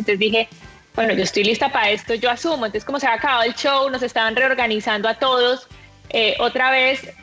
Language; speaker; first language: Spanish; native; Spanish